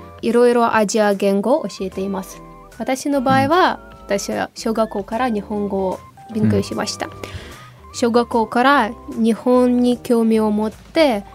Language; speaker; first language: Japanese; non-native, fluent; Ukrainian